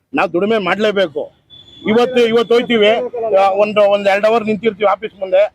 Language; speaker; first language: Kannada; native; Kannada